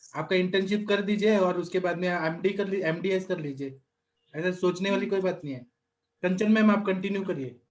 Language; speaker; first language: Hindi; native; Hindi